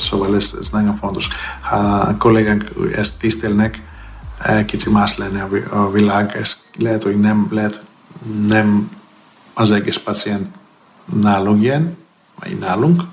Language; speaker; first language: Hungarian; non-native, fluent; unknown